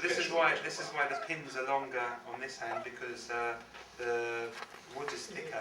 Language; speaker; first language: English; native; English